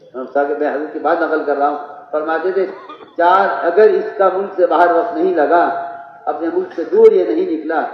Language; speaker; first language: Urdu; native; Urdu